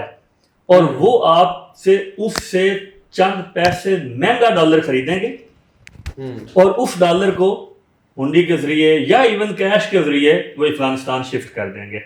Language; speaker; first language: Urdu; native; Urdu